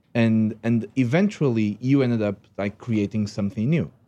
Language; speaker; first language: English; non-native, fluent; Portuguese